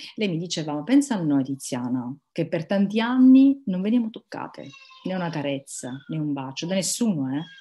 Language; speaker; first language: Italian; native; Italian